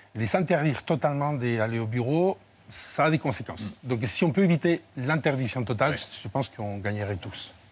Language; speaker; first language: French; non-native, fluent; Spanish